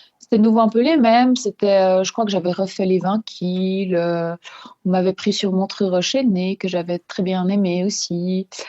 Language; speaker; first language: French; non-native, local second language; Swiss German